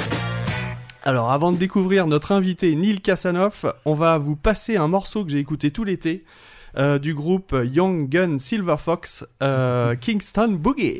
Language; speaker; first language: French; native; French